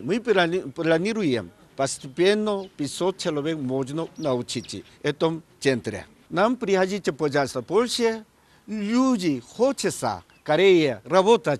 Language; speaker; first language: Russian; non-native, learner; Korean